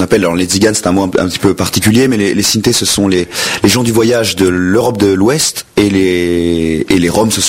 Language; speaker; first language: French; native; French